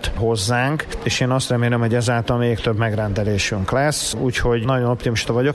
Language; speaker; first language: Hungarian; native; Hungarian